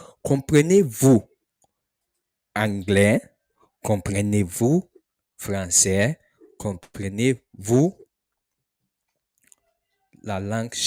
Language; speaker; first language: French; non-native, learner; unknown